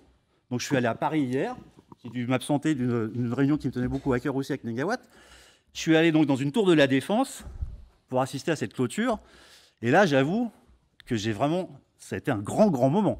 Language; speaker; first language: French; native; French